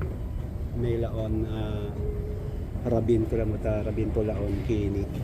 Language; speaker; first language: Finnish; non-native, learner; Filipino